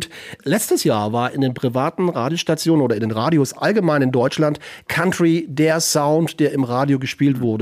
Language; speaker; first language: German; native; German